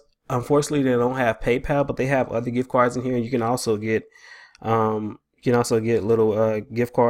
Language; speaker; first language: English; native; English